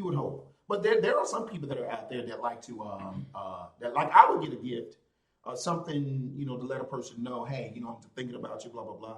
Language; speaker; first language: English; native; English